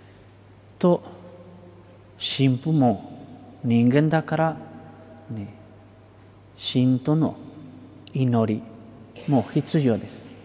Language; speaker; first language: Japanese; non-native, fluent; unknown